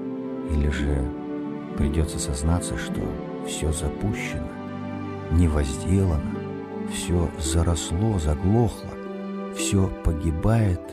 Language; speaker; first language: Russian; native; Russian